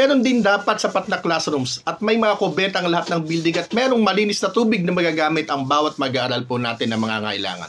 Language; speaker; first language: Filipino; native; Filipino